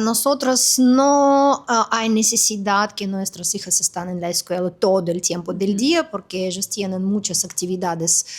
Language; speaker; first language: Spanish; non-native, fluent; Russian